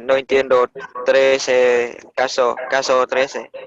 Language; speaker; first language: Spanish; non-native, learner; Vietnamese